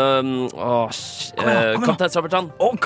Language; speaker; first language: Norwegian; native; Norwegian